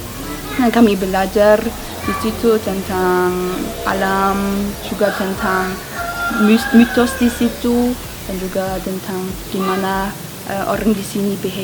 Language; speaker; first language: Indonesian; non-native, fluent; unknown